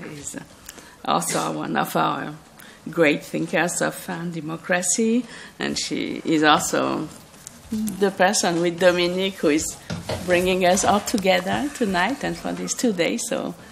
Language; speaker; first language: English; non-native, fluent; French